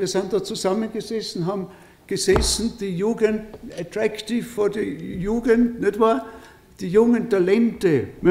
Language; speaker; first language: German; native; German